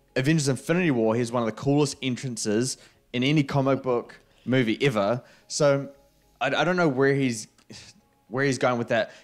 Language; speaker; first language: English; native; English